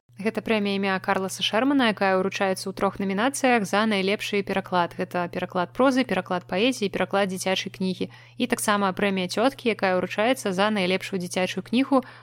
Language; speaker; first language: Belarusian; non-native, local second language; Russian